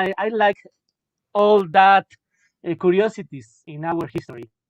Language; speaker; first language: English; non-native, local second language; Spanish